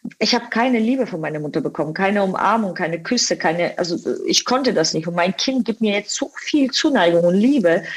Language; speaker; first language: German; non-native, fluent; Bulgarian